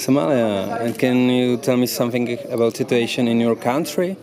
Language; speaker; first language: English; non-native, fluent; Czech